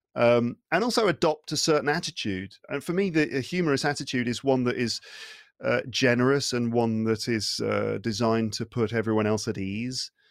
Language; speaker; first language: English; native; English